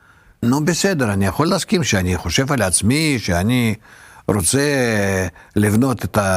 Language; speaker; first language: Hebrew; non-native, fluent; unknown